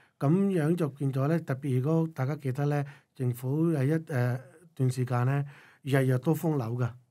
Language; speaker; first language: Cantonese; non-native, local second language; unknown